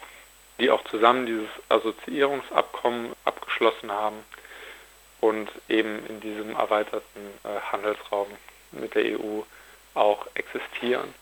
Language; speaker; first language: German; native; German